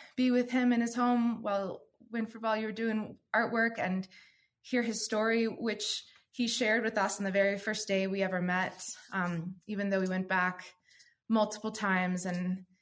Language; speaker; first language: English; native; English